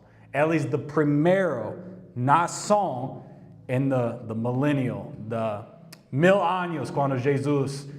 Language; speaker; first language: Portuguese; non-native, learner; English